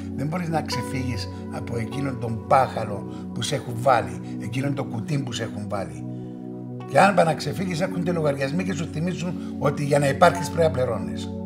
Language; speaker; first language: Greek; early bilingual, heritage; Greek